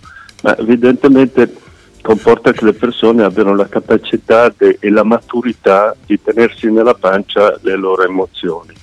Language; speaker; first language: Italian; native; Italian